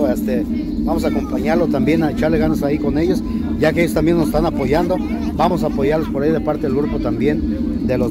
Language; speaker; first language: Spanish; native; Spanish